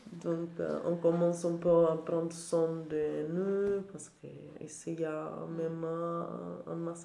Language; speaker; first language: French; non-native, learner; Albanian